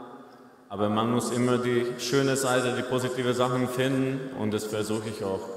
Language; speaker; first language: German; non-native, fluent; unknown